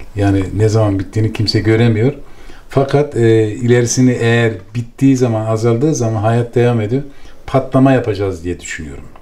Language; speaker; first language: Turkish; native; Turkish